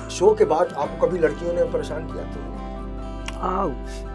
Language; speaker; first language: Hindi; native; Hindi